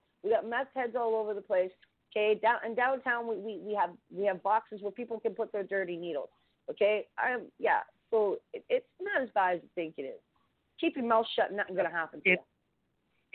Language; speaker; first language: English; native; English